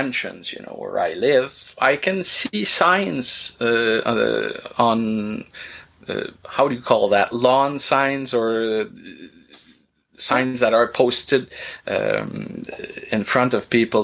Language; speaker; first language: English; non-native, fluent; French